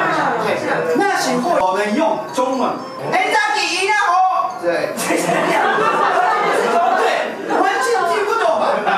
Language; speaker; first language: Chinese; non-native, fluent; Japanese